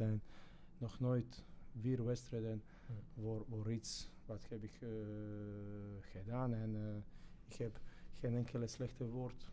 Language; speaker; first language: Dutch; non-native, fluent; Croatian